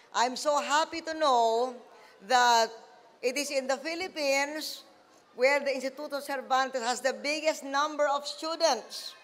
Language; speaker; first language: English; non-native, local second language; Filipino